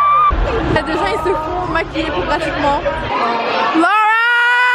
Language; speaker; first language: French; native; French